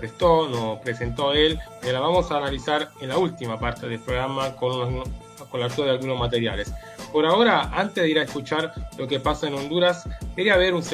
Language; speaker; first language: Spanish; native; Spanish